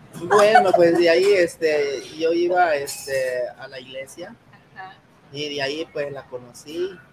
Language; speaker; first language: Spanish; native; Spanish